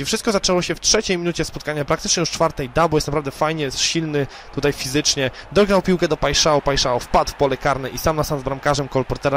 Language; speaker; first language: Polish; native; Polish